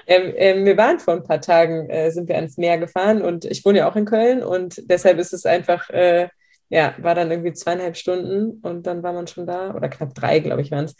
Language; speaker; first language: German; native; German